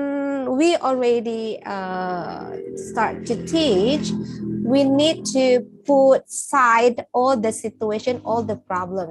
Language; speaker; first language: English; non-native, fluent; Indonesian